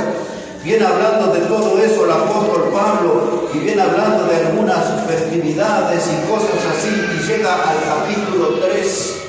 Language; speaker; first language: Spanish; native; Spanish